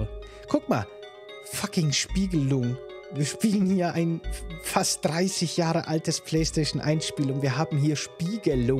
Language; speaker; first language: German; native; German